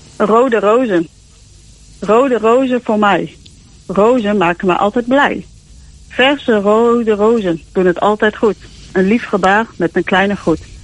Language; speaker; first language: Dutch; early bilingual, other home language; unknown